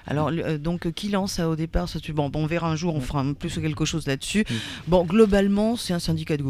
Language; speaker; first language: French; native; French